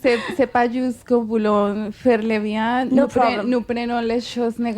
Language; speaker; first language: French; non-native, fluent; Spanish